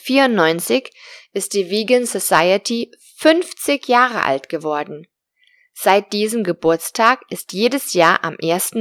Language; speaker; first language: German; non-native, fluent; Spanish